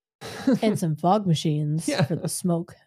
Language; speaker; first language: English; native; English